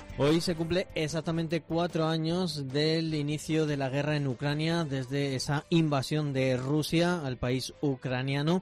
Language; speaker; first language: Spanish; native; Spanish